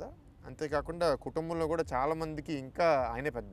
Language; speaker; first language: Telugu; native; Telugu